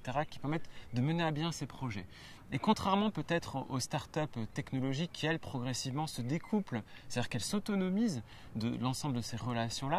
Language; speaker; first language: French; native; French